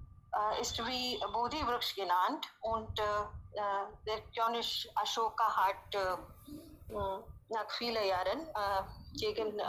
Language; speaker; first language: German; non-native, learner; Hindi